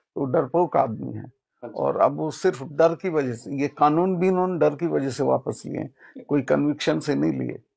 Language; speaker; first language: Hindi; native; Hindi